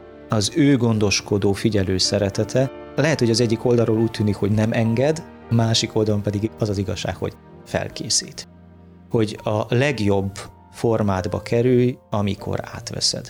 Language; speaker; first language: Hungarian; native; Hungarian